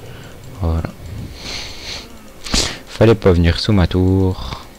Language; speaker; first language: French; native; French